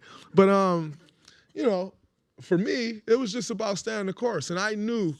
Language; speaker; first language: English; native; English